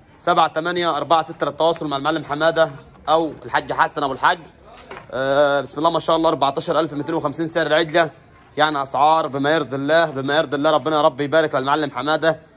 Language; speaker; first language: Arabic; native; Arabic